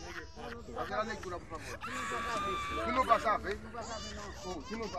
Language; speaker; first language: Spanish; non-native, learner; Haitian Creole